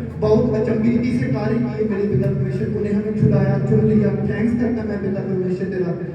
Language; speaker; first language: Urdu; non-native, local second language; Punjabi